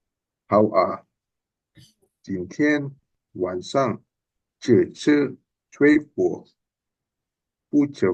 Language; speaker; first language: Chinese; non-native, learner; Indonesian